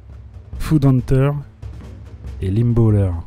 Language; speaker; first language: French; native; French